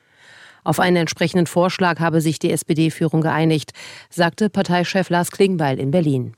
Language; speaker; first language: German; native; German